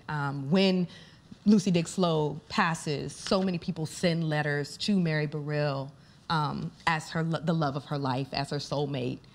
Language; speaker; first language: English; native; English